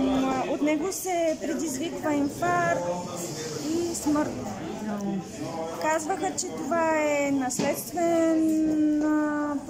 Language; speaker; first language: Bulgarian; native; Bulgarian